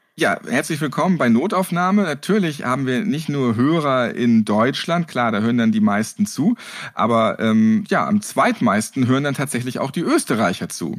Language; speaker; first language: German; native; German